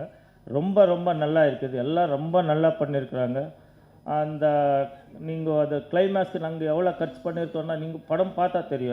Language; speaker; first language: Tamil; non-native, learner; Kannada